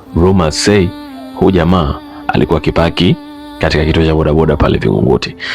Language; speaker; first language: Swahili; native; Swahili